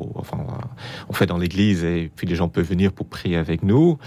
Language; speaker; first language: French; non-native, fluent; Dutch